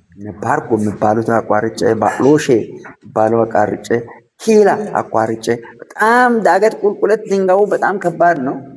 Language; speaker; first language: Amharic; non-native, local second language; Sidamo